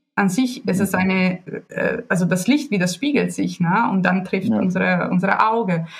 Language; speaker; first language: German; non-native, fluent; Italian